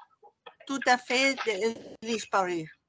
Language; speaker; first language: French; non-native, fluent; Catalan